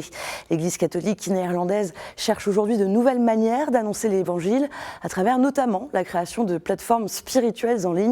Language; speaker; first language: French; native; French